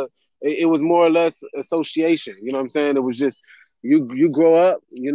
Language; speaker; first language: English; native; English